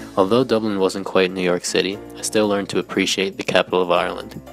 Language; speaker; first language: English; native; English